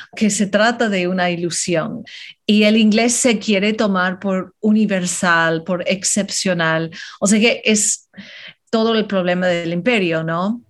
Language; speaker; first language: Spanish; non-native, fluent; English